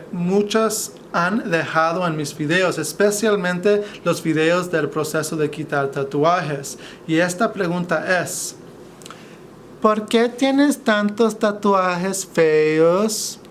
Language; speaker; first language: Spanish; non-native, fluent; English